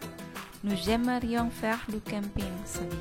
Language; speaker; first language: French; non-native, fluent; Indonesian